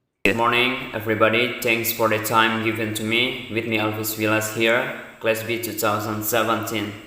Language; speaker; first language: English; non-native, learner; Indonesian